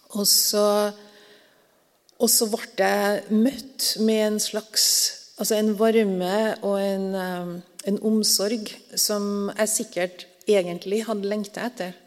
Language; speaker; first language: Norwegian; native; Norwegian